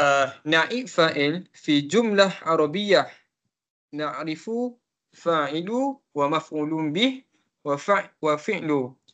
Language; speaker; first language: Arabic; non-native, learner; Malay